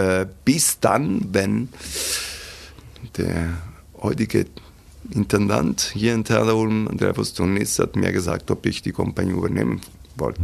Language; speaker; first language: German; non-native, fluent; Italian